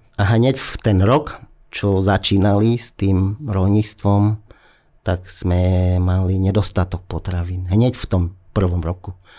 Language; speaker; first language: Slovak; non-native, fluent; Vietnamese